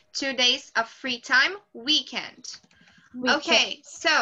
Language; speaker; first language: English; non-native, fluent; Portuguese